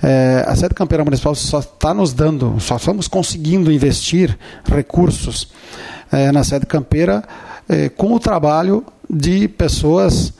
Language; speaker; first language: Portuguese; native; Portuguese